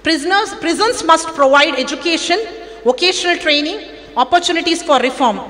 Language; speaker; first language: English; non-native, local second language; Kannada